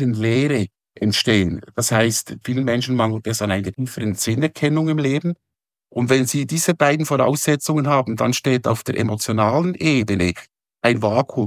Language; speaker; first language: German; native; German